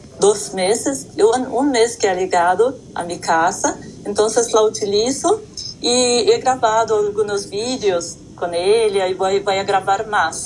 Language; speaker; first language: Portuguese; non-native, learner; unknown